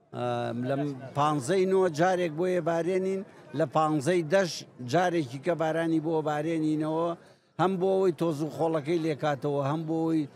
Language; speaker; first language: Central Kurdish; native; Central Kurdish